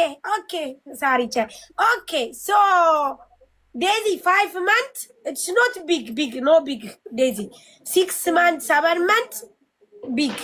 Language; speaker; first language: English; non-native, learner; Amharic